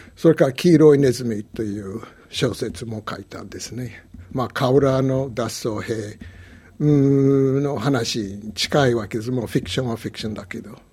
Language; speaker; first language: Japanese; non-native, fluent; English